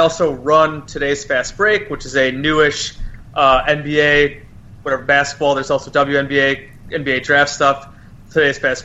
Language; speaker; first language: English; native; English